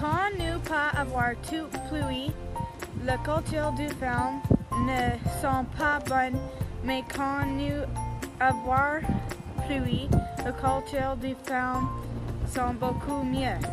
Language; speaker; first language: French; non-native, learner; English